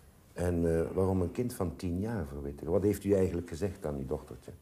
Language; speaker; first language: Dutch; native; Dutch